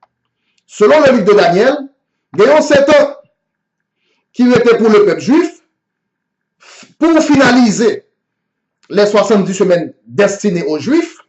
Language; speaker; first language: French; non-native, local second language; Haitian Creole